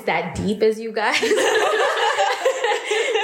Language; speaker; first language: English; native; English